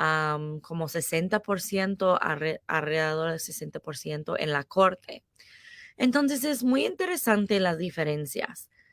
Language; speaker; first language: Spanish; non-native, fluent; English